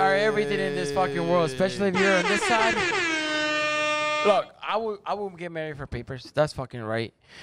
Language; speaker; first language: English; non-native, fluent; Spanish